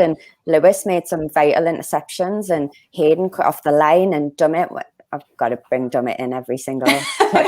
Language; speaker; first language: English; native; English